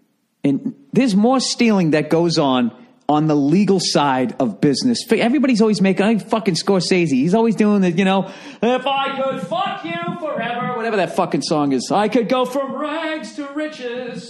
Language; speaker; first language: English; native; English